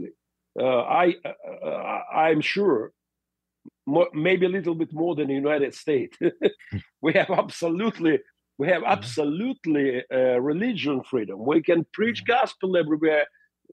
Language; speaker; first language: English; non-native, learner; Russian